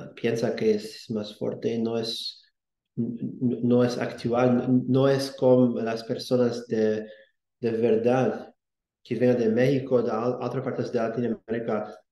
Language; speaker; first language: Spanish; non-native, learner; English